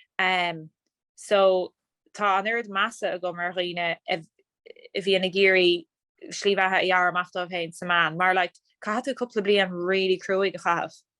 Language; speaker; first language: Irish; native; Irish